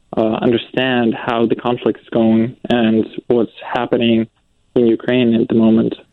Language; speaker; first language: English; non-native, fluent; Ukrainian